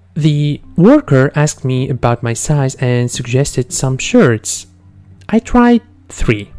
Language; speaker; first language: English; non-native, fluent; Arabic